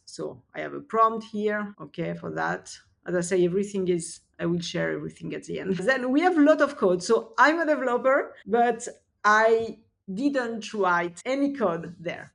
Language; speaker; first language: English; non-native, fluent; French